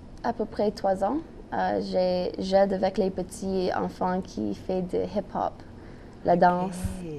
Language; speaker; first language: French; non-native, local second language; English